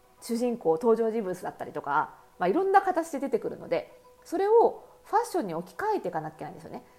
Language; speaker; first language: Japanese; native; Japanese